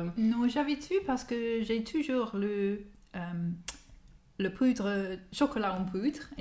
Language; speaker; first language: French; non-native, learner; English